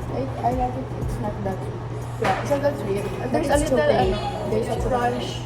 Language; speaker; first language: English; non-native, local second language; Filipino